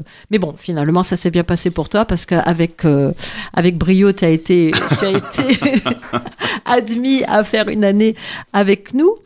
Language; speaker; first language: French; native; French